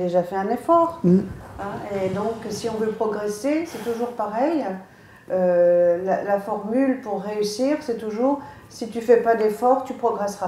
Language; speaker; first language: French; native; French